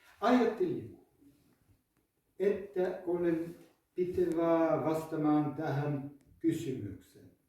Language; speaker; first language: Finnish; non-native, learner; Ukrainian